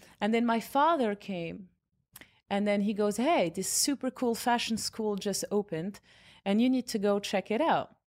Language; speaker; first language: English; non-native, fluent; Arabic